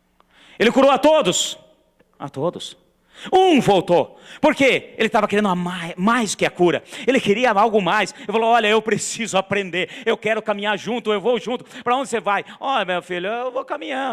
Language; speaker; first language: Portuguese; native; Portuguese